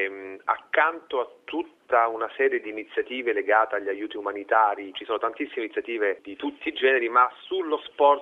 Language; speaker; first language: Italian; native; Italian